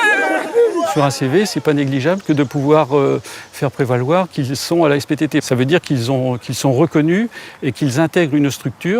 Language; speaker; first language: French; native; French